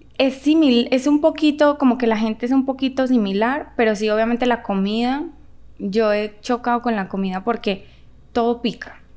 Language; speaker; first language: Spanish; native; Spanish